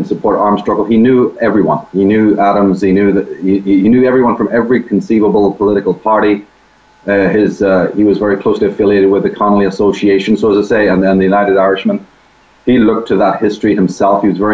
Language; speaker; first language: English; native; English